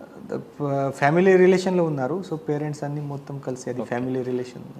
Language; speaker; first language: Telugu; non-native, fluent; Marathi